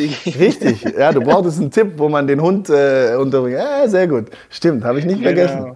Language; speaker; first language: German; native; German